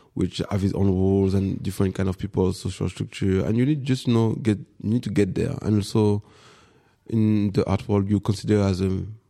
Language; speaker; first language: English; non-native, fluent; French